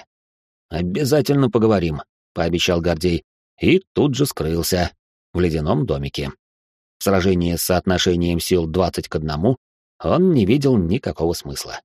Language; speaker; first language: Russian; native; Russian